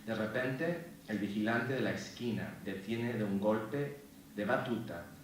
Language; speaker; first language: Spanish; early bilingual, other home language; English